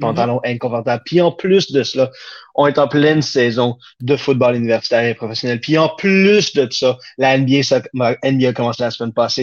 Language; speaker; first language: French; native; French